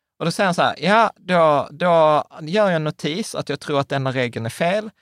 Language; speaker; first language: Swedish; early bilingual, other home language; Czech